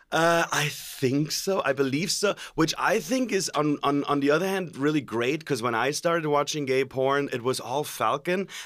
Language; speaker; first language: English; non-native, fluent; German